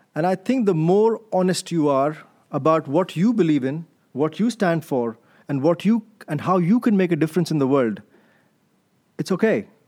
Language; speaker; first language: English; non-native, local second language; Hindi